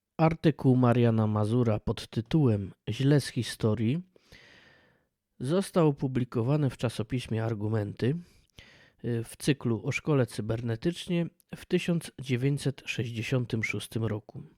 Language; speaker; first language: Polish; native; Polish